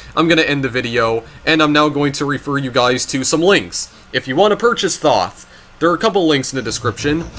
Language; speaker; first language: English; native; English